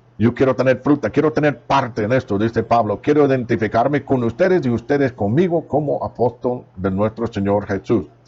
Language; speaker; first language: Spanish; non-native, fluent; English